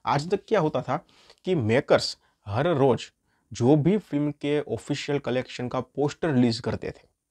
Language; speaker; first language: Hindi; non-native, local second language; Gujarati